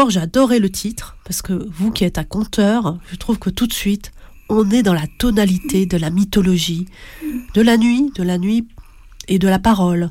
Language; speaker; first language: French; native; French